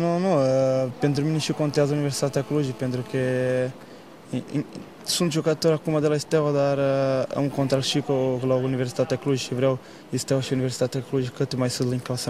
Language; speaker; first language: Romanian; non-native, learner; Portuguese